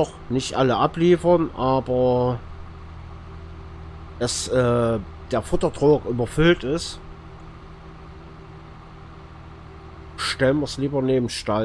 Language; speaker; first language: German; native; German